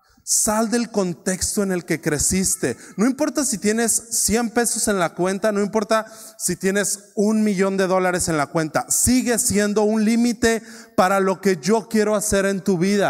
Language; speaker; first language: Spanish; native; Spanish